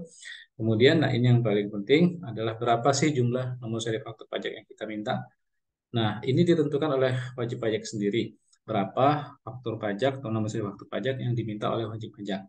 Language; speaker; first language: Indonesian; native; Indonesian